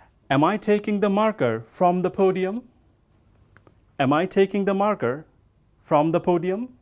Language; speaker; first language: English; non-native, local second language; Bangla